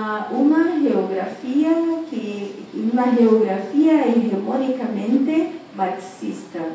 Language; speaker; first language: Spanish; non-native, fluent; Portuguese